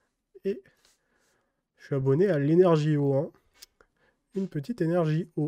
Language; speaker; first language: French; native; French